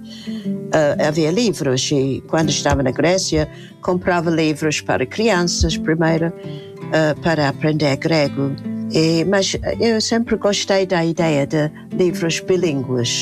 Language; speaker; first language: Portuguese; non-native, fluent; English